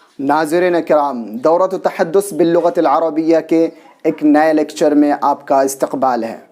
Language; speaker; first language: Urdu; native; Urdu